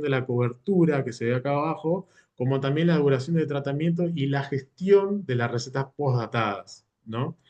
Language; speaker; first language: Spanish; native; Spanish